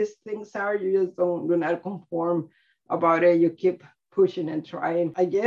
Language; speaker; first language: English; early bilingual, other home language; Spanish